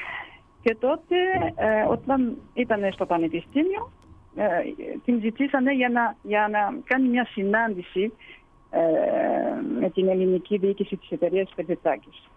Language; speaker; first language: Greek; early bilingual, heritage; Greek